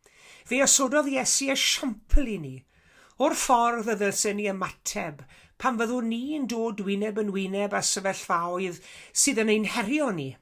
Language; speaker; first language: Welsh; native; Welsh